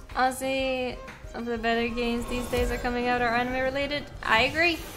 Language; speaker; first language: English; non-native, fluent; Norwegian